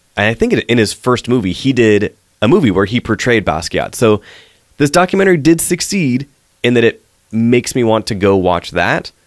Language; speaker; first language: English; native; English